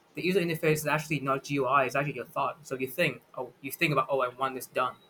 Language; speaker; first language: English; non-native, fluent; Vietnamese